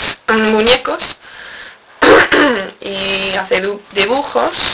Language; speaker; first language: Spanish; non-native, learner; English